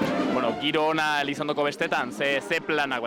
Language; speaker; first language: Basque; native; Basque